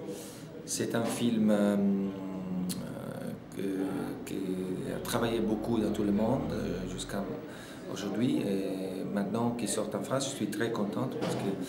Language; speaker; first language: French; non-native, fluent; Italian